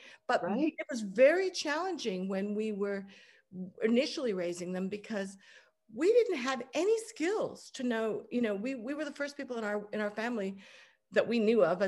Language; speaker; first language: English; native; English